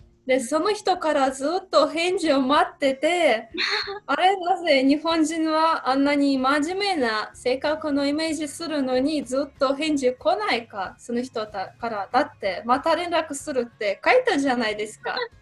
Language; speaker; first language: Japanese; non-native, fluent; Russian